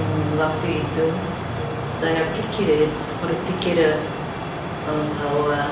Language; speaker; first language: Indonesian; non-native, learner; Korean